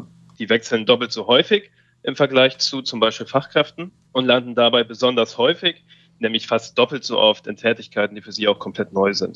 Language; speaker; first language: German; native; German